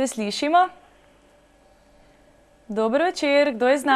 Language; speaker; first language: Slovenian; native; Slovenian